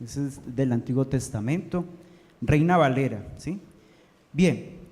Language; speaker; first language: Spanish; native; Spanish